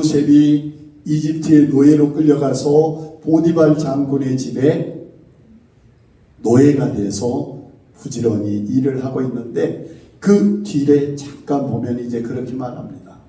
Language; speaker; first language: Korean; native; Korean